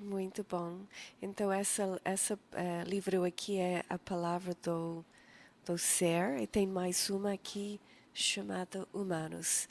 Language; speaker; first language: Portuguese; non-native, fluent; English